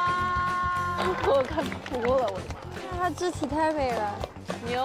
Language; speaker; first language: Chinese; native; Chinese